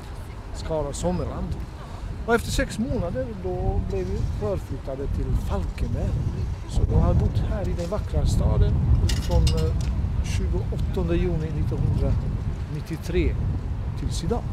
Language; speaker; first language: Swedish; non-native, fluent; Bosnian